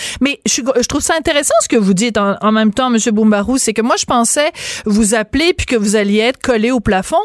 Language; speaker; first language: French; native; French